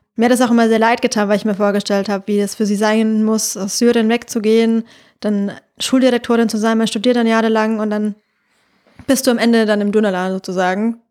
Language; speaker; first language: German; native; German